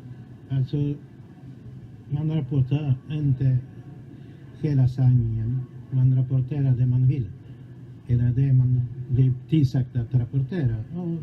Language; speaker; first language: Swedish; non-native, fluent; Polish